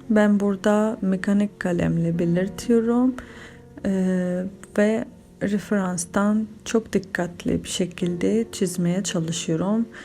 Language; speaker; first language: Turkish; non-native, fluent; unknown